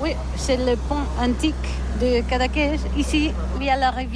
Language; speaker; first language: French; non-native, learner; Catalan